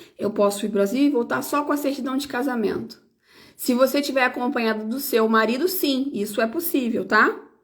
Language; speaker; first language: Portuguese; native; Portuguese